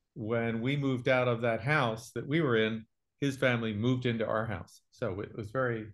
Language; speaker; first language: English; native; English